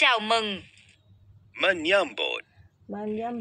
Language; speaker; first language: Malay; non-native, learner; Vietnamese